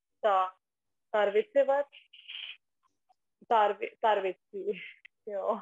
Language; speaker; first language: Finnish; non-native, learner; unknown